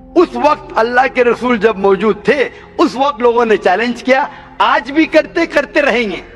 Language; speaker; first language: Hindi; non-native, local second language; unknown